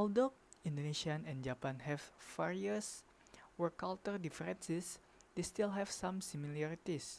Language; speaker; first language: English; non-native, learner; Indonesian